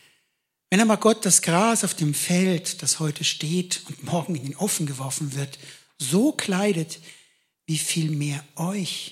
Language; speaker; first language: German; native; German